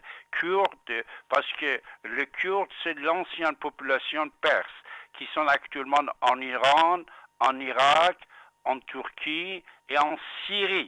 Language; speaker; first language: French; non-native, fluent; Persian